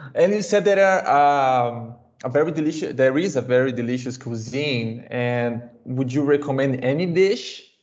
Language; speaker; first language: English; non-native, fluent; Portuguese